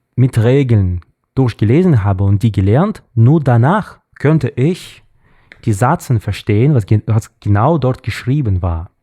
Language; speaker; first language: German; non-native, learner; Russian